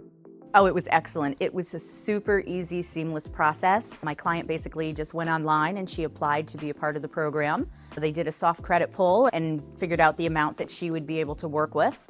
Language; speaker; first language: English; native; English